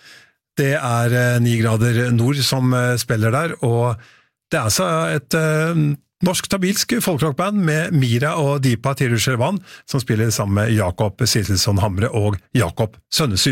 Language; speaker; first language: Norwegian; native; Norwegian